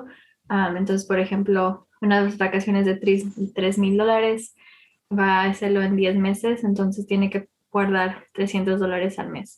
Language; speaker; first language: Spanish; early bilingual, heritage; Spanish